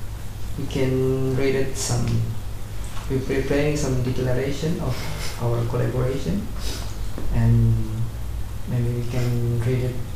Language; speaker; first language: English; non-native, learner; Indonesian